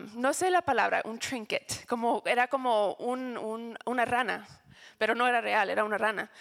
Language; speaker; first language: Spanish; non-native, fluent; English